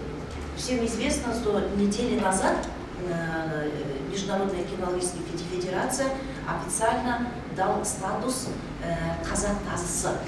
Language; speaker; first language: Russian; non-native, local second language; Kazakh